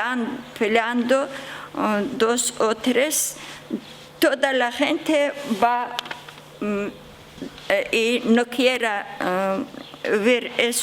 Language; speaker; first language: Spanish; non-native, learner; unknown